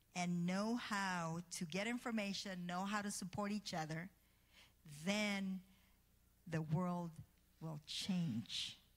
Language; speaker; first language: English; early bilingual, other home language; Spanish